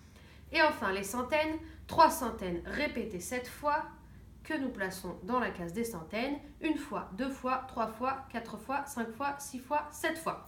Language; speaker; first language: French; native; French